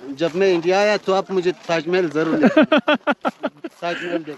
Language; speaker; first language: Hindi; non-native, learner; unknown